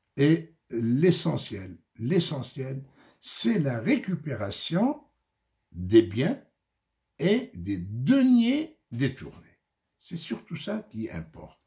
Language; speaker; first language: French; non-native, local second language; Arabic